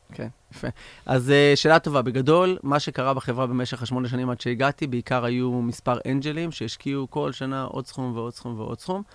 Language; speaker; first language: Hebrew; native; Hebrew